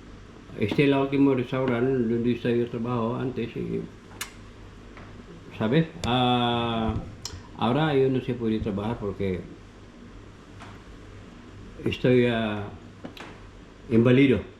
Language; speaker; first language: Spanish; non-native, learner; Filipino